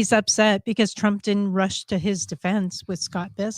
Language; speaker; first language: English; native; English